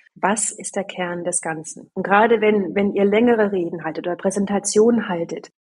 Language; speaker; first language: German; native; German